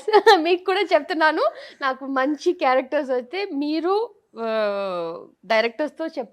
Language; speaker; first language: Telugu; non-native, learner; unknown